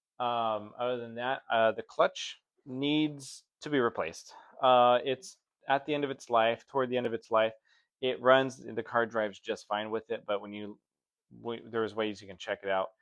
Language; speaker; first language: English; native; English